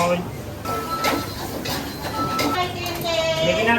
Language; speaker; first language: Japanese; native; Japanese